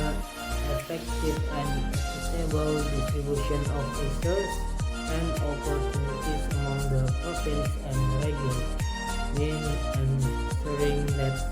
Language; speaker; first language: English; non-native, learner; Indonesian